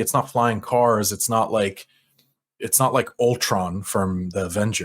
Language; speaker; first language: English; native; English